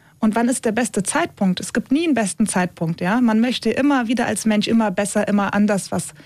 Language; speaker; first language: German; early bilingual, other home language; Turkish